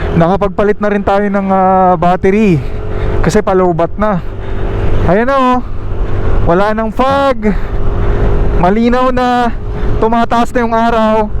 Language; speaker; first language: Filipino; non-native, local second language; Bikol